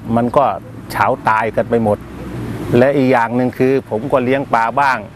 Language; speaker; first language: Thai; native; Thai